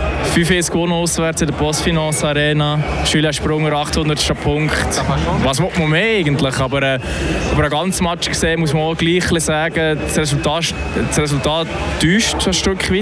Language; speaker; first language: German; native; German